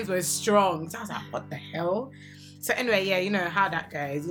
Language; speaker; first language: English; native; English